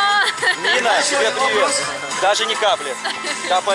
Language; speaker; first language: Russian; native; Russian